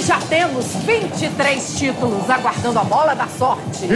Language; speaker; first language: Portuguese; native; Portuguese